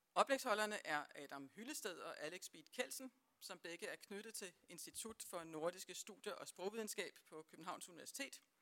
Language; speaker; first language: Danish; native; Danish